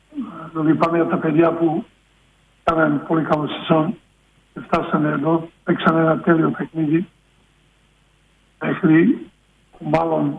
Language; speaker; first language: Greek; non-native, fluent; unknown